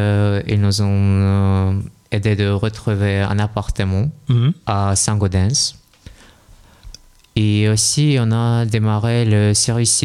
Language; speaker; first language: French; non-native, learner; Russian